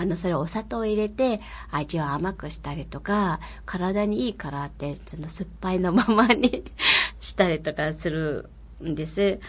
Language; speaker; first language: Japanese; non-native, fluent; Mongolian